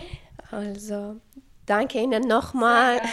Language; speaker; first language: German; non-native, learner; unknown